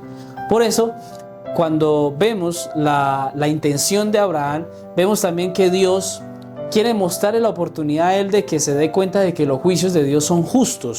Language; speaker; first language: Spanish; native; Spanish